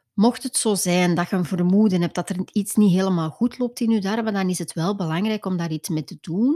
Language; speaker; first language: Dutch; native; Dutch